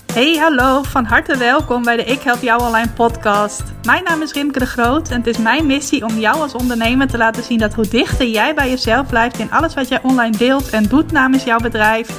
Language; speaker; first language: Dutch; native; Dutch